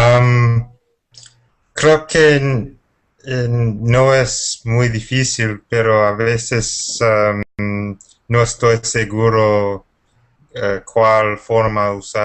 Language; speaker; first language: Spanish; non-native, fluent; English